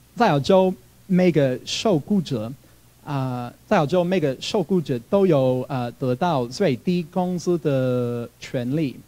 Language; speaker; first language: Chinese; non-native, fluent; English